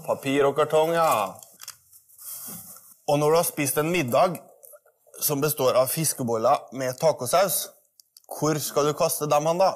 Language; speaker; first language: Norwegian; native; Norwegian